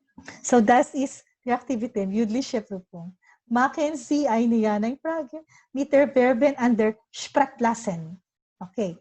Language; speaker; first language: German; non-native, learner; Filipino